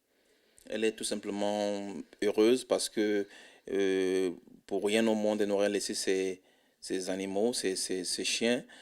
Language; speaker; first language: French; non-native, fluent; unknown